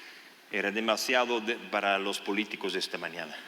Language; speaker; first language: Spanish; non-native, fluent; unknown